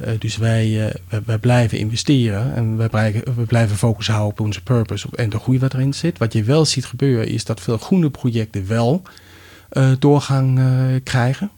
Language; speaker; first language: Dutch; non-native, fluent; Danish